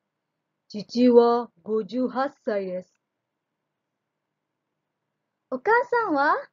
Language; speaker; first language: Japanese; non-native, fluent; Indonesian